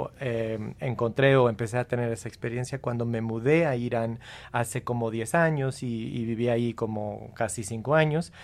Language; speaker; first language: Spanish; non-native, local second language; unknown